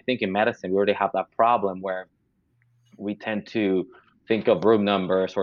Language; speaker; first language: English; non-native, fluent; Spanish